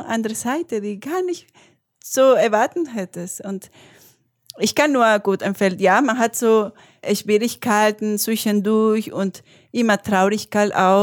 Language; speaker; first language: German; non-native, learner; Spanish